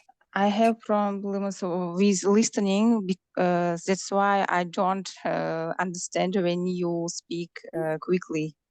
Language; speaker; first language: English; non-native, learner; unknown